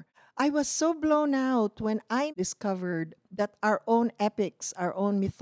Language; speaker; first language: English; non-native, local second language; Cebuano